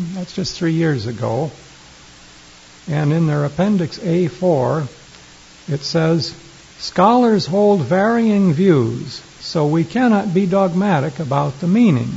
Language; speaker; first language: English; native; English